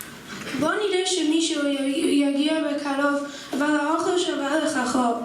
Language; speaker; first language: Hebrew; non-native, learner; English